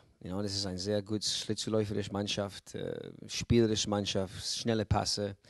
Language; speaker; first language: German; non-native, fluent; English